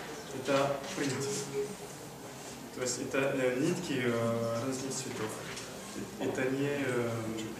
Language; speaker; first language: Russian; non-native, learner; French